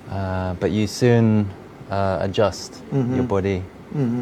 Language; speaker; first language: English; non-native, fluent; French